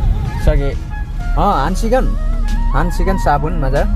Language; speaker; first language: Korean; non-native, learner; Nepali